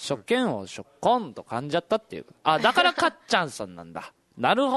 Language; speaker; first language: Japanese; native; Japanese